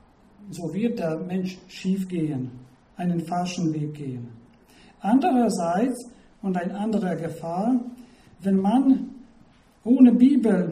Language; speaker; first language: German; non-native, fluent; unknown